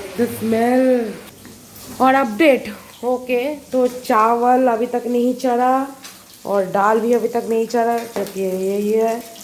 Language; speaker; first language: Hindi; non-native, local second language; Bangla